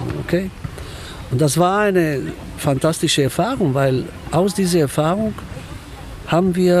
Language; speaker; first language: German; non-native, fluent; Romanian